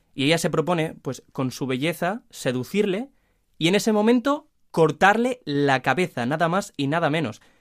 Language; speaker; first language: Spanish; native; Spanish